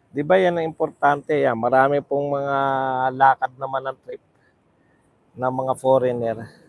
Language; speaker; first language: Filipino; native; Filipino